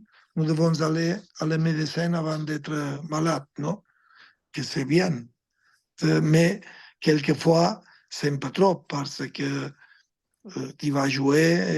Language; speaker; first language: French; non-native, fluent; Spanish